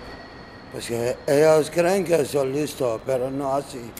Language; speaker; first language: Spanish; non-native, learner; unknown